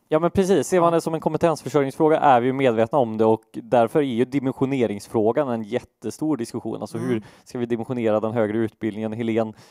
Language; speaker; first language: Swedish; native; Swedish